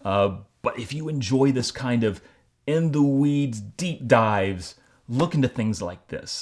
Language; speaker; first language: English; native; English